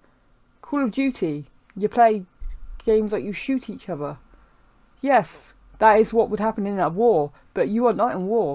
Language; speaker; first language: English; native; English